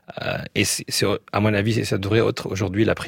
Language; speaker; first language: French; native; French